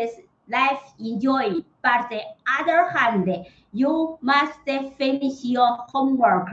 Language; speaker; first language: English; non-native, learner; Chinese